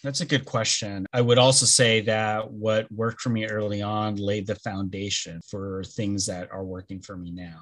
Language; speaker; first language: English; early bilingual, other home language; Spanish